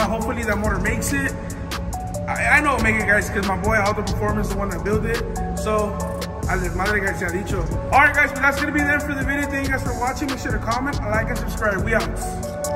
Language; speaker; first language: English; early bilingual, other home language; Spanish